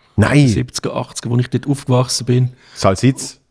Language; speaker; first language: German; native; German